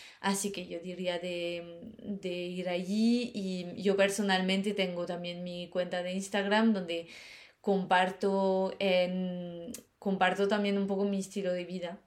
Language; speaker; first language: Spanish; non-native, fluent; French